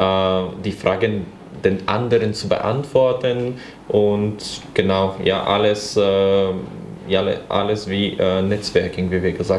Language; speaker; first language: German; non-native, fluent; Bulgarian